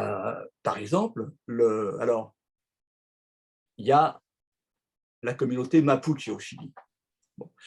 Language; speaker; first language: French; native; French